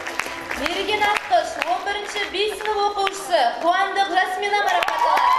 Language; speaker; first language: Kazakh; native; Kazakh